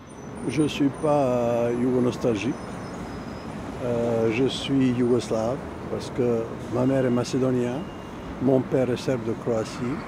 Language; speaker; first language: French; non-native, fluent; Serbian